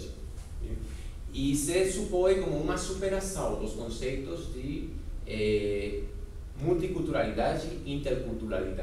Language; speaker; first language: Portuguese; non-native, fluent; Spanish